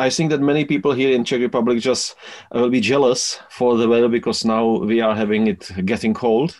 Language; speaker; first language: English; non-native, learner; Czech